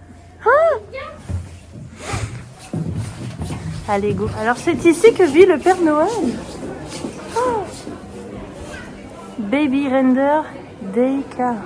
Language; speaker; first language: French; native; French